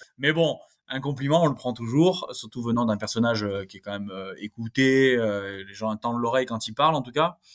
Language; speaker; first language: French; native; French